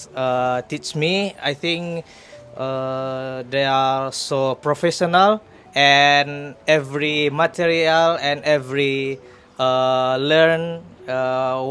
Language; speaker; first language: English; non-native, learner; Indonesian